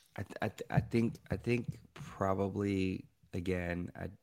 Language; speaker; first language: English; native; English